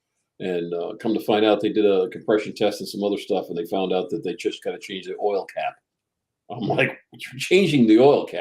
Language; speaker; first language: English; native; English